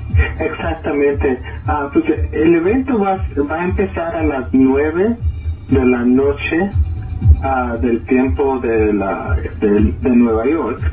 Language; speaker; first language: Spanish; early bilingual, heritage; Spanish